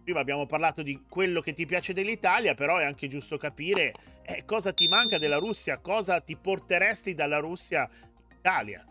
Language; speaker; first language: Italian; native; Italian